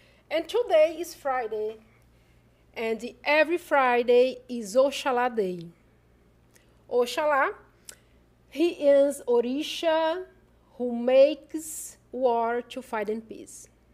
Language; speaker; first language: English; non-native, learner; Portuguese